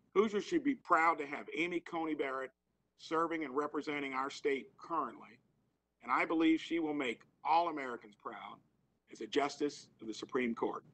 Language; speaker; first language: English; native; English